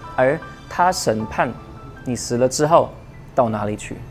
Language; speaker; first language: Chinese; non-native, fluent; German